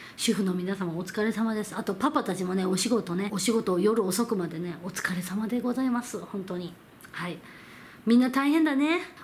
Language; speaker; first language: Japanese; non-native, fluent; Korean